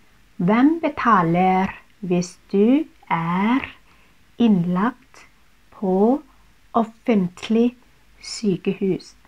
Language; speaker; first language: Norwegian; non-native, fluent; Thai